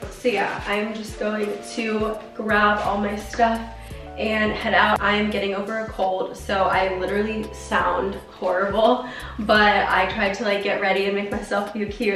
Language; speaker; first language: English; native; English